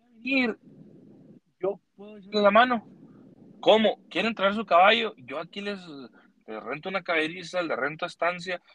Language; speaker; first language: Spanish; early bilingual, heritage; Spanish